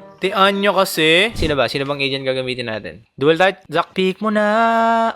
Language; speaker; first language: Filipino; native; Filipino